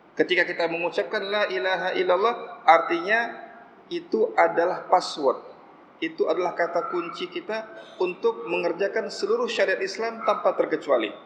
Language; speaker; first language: Malay; non-native, local second language; Achinese